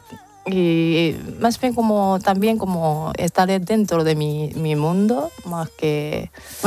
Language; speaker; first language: Spanish; non-native, fluent; Japanese